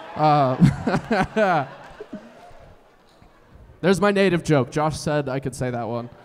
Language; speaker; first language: English; native; English